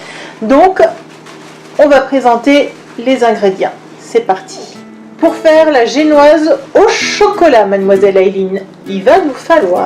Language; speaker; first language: French; native; French